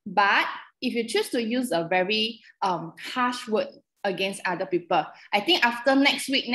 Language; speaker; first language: English; non-native, local second language; Chinese